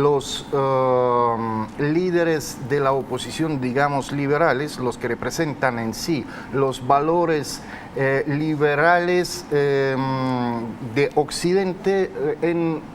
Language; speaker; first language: Spanish; non-native, fluent; Russian